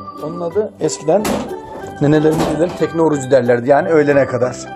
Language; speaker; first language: Turkish; native; Turkish